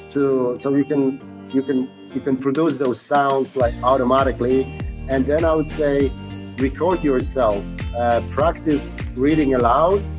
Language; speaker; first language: English; non-native, fluent; Polish